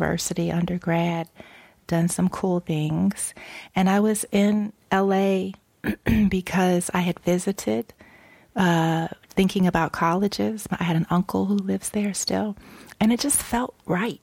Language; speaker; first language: English; native; English